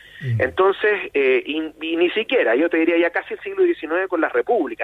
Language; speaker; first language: Spanish; native; Spanish